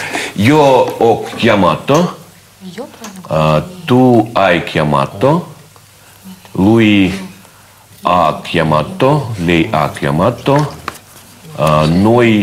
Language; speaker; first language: Italian; non-native, learner; Russian